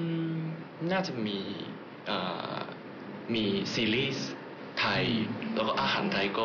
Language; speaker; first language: Thai; non-native, fluent; Japanese